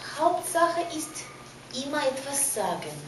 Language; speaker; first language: German; non-native, fluent; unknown